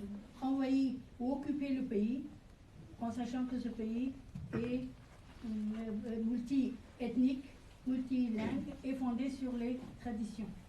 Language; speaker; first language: French; non-native, fluent; Persian